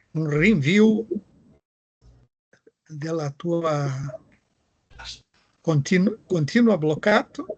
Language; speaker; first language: Italian; non-native, fluent; Portuguese